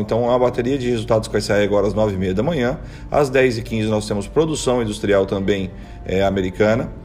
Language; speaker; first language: Portuguese; native; Portuguese